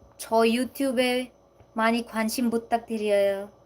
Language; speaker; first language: Korean; non-native, learner; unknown